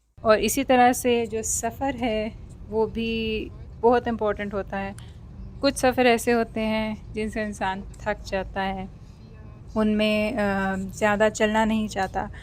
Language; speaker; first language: Urdu; native; Urdu